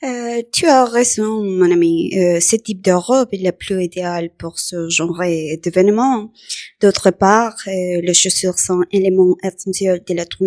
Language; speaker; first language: French; non-native, learner; Spanish